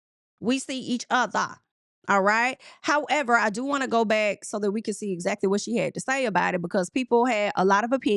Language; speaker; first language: English; native; English